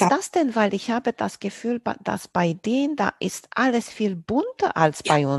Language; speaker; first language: German; non-native, fluent; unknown